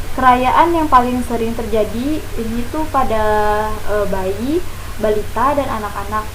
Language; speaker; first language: Indonesian; non-native, local second language; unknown